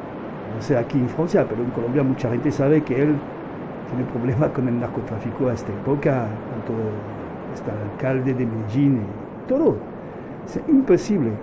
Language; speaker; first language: Spanish; non-native, fluent; French